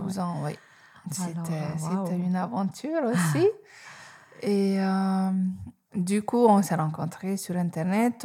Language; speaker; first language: French; non-native, fluent; Hungarian